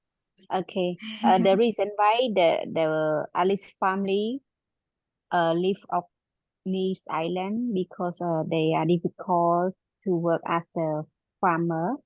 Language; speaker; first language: English; non-native, learner; Khmer